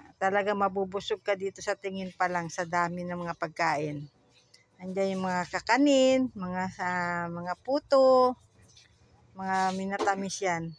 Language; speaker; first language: Filipino; non-native, local second language; Cebuano